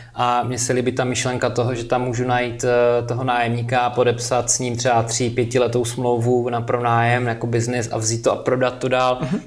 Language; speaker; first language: Czech; native; Czech